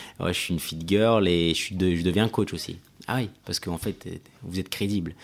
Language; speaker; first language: French; early bilingual, other home language; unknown